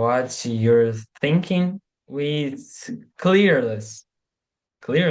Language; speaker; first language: English; non-native, learner; Portuguese